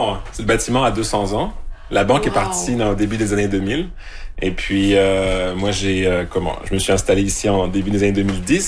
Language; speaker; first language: French; native; French